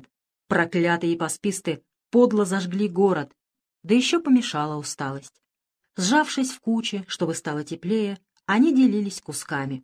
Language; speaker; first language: Russian; native; Russian